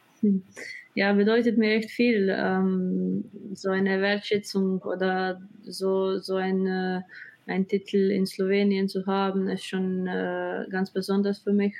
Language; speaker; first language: German; non-native, fluent; Slovenian